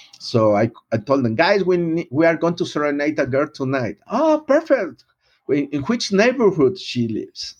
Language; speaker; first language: English; non-native, fluent; Spanish